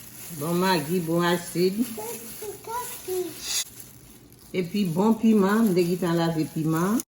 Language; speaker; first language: French; non-native, learner; Haitian Creole